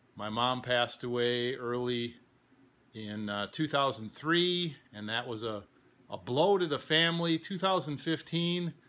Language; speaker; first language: English; native; English